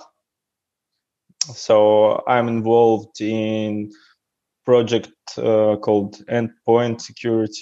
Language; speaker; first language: English; non-native, learner; Russian